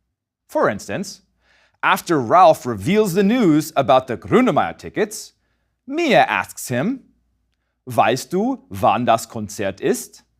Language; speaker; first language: German; non-native, fluent; English